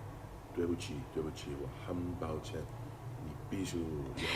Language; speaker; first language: Chinese; non-native, learner; English